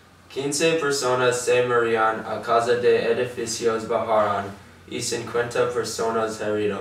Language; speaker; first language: Spanish; non-native, learner; English